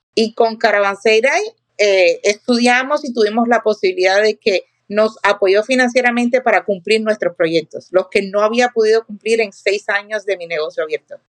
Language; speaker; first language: Spanish; native; Spanish